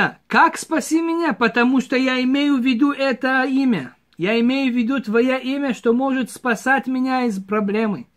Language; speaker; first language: Russian; early bilingual, heritage; Hebrew